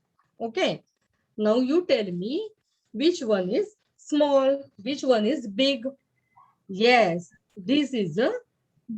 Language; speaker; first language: English; non-native, learner; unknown